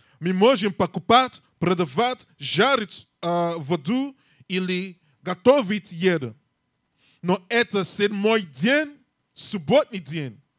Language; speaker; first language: Russian; non-native, learner; English